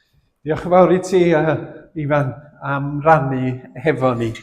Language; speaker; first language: Welsh; native; Welsh